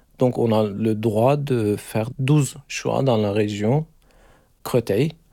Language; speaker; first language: French; non-native, learner; Turkish